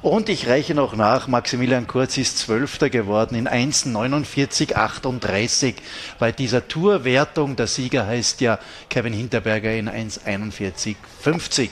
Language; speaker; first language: German; native; German